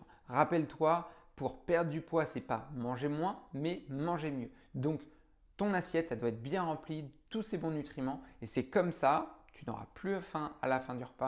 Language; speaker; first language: French; native; French